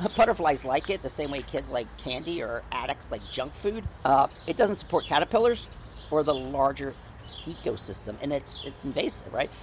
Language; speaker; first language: English; native; English